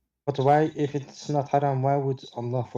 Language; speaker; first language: English; non-native, fluent; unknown